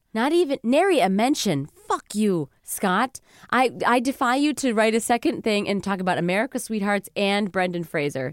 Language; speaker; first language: English; native; English